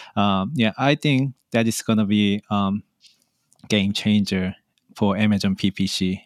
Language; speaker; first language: English; non-native, learner; Korean